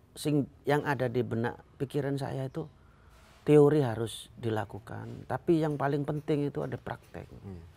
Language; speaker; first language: Indonesian; non-native, local second language; Madurese